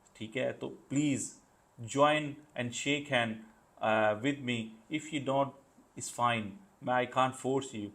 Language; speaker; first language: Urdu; non-native, local second language; Punjabi